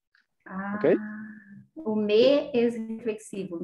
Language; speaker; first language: Spanish; non-native, learner; Portuguese